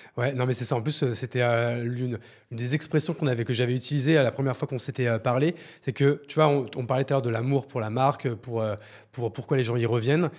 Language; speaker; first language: French; native; French